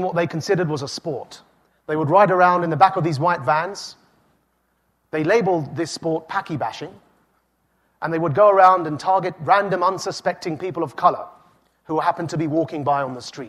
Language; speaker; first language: English; native; English